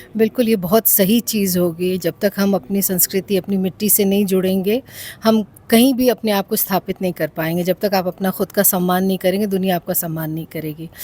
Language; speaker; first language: Hindi; native; Hindi